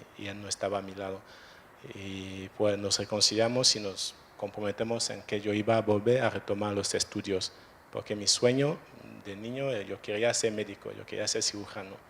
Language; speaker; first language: Spanish; non-native, fluent; French